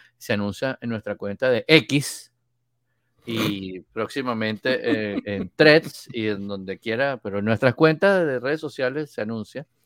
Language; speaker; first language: Spanish; native; Spanish